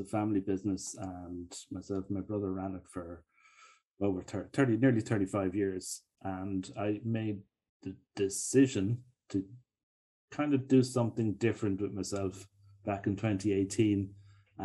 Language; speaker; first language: English; native; English